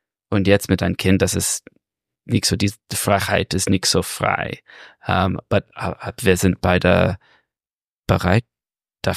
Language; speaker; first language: German; non-native, learner; English